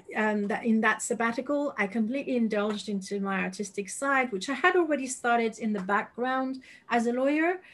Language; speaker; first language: English; non-native, fluent; French